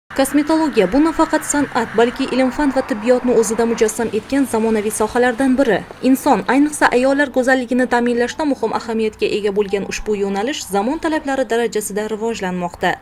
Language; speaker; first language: Uzbek; native; Uzbek